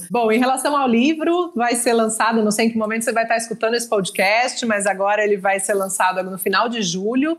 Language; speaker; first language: Portuguese; native; Portuguese